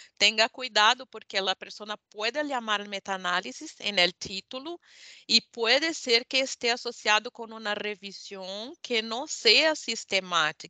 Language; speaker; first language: Spanish; non-native, learner; Portuguese